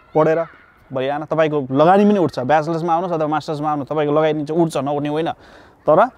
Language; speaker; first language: Nepali; native; Nepali